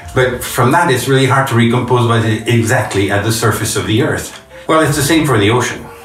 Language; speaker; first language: English; non-native, fluent; French